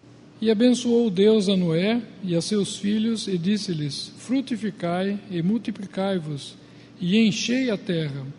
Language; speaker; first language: Portuguese; native; Portuguese